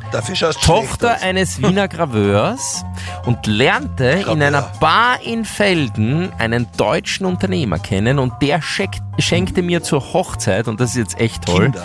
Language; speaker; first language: German; native; German